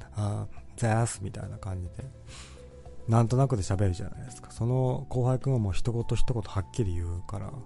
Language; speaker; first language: Japanese; native; Japanese